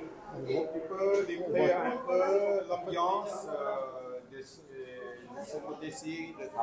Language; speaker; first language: French; non-native, fluent; Vietnamese